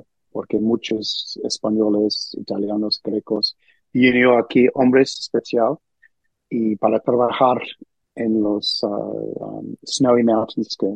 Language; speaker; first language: Spanish; early bilingual, heritage; Spanish